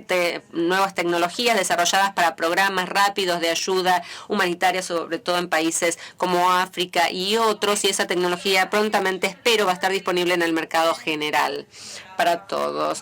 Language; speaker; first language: Spanish; native; Spanish